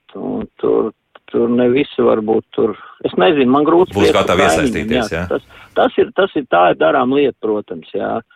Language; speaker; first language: Latvian; native; Latvian